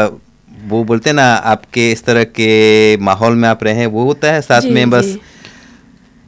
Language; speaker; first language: Hindi; non-native, local second language; Punjabi